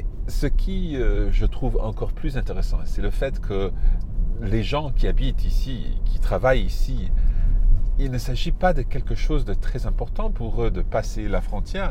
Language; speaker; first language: French; non-native, fluent; English